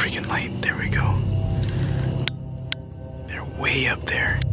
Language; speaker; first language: English; native; English